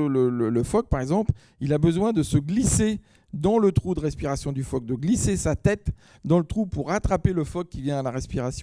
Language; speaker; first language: French; native; French